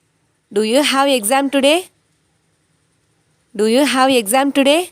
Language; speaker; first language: English; non-native, local second language; Tamil